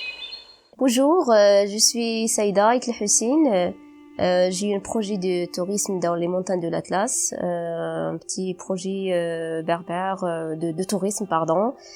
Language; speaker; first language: French; non-native, local second language; Berber languages